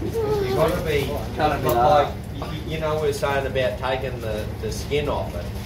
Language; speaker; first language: English; native; English